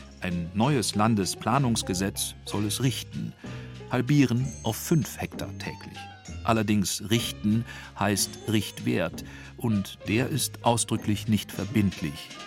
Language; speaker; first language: German; native; German